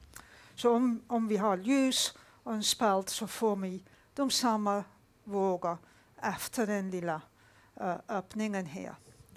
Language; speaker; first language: Swedish; non-native, fluent; Dutch